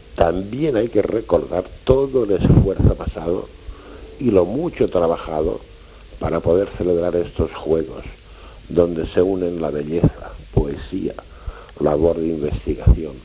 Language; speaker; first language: Spanish; non-native, local second language; Catalan